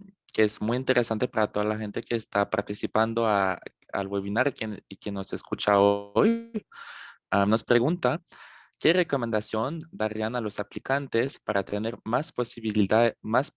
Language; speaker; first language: Spanish; non-native, fluent; French